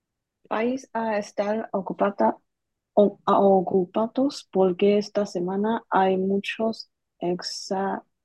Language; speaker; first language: Spanish; non-native, learner; Chinese